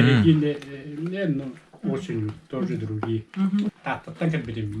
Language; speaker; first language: Russian; non-native, local second language; Yakut